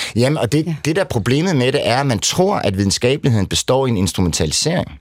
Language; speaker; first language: Danish; native; Danish